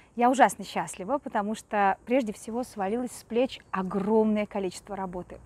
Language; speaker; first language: Russian; native; Russian